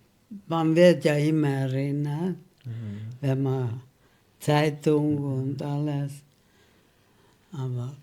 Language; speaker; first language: German; early bilingual, heritage; German